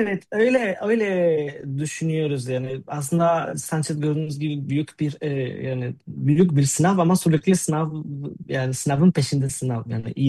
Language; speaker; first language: Turkish; non-native, fluent; Spanish